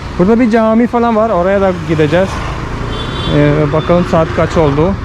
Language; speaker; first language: Turkish; non-native, fluent; Malayalam